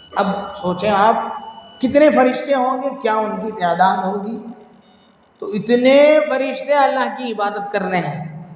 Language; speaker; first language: Urdu; native; Urdu